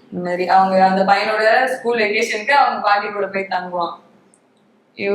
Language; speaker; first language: Tamil; native; Tamil